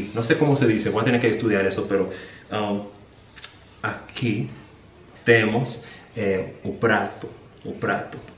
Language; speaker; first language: Spanish; early bilingual, heritage; Spanish